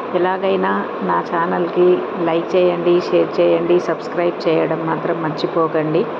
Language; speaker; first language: Telugu; non-native, local second language; Urdu